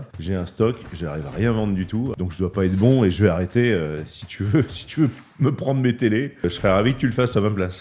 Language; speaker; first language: French; native; French